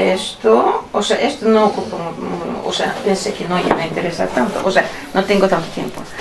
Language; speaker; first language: Spanish; non-native, fluent; Russian